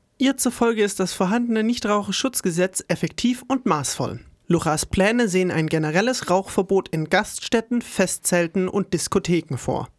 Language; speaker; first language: German; native; German